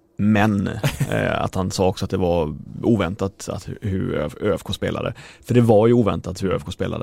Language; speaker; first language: Swedish; native; Swedish